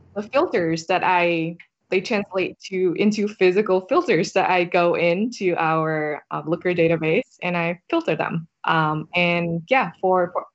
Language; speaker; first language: English; non-native, fluent; Vietnamese